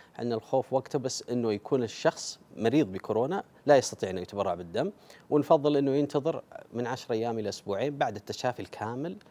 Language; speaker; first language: Arabic; native; Arabic